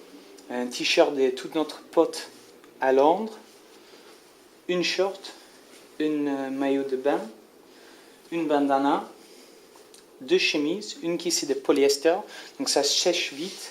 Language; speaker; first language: French; non-native, learner; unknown